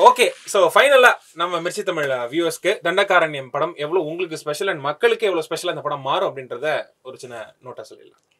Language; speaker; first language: Tamil; native; Tamil